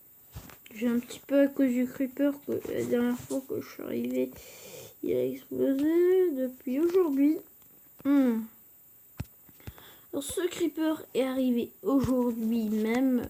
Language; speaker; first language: French; native; French